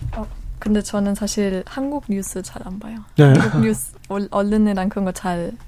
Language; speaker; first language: Korean; non-native, fluent; German